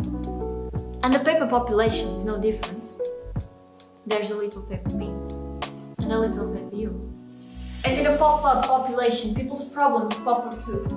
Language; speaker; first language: English; non-native, learner; Portuguese